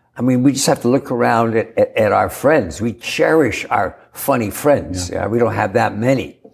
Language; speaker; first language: English; native; English